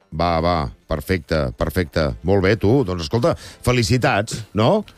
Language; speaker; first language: Catalan; native; Catalan